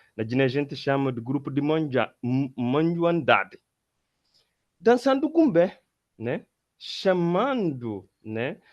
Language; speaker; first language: Portuguese; non-native, local second language; Upper Guinea Crioulo